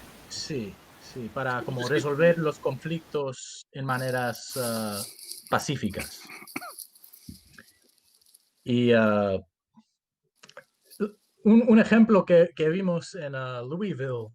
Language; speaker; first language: Spanish; early bilingual, heritage; Spanish